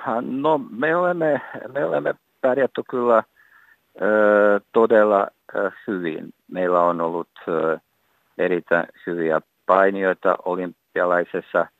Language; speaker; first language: Finnish; non-native, fluent; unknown